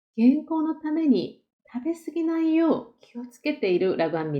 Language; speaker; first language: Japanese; non-native, fluent; Korean